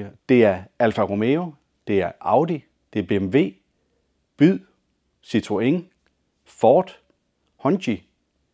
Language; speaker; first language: Danish; native; Danish